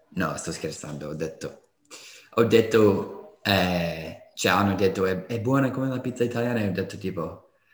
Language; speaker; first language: Italian; non-native, fluent; English